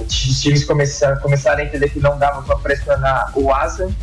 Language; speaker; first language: Portuguese; native; Portuguese